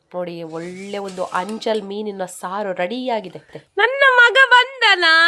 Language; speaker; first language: Kannada; non-native, local second language; Konkani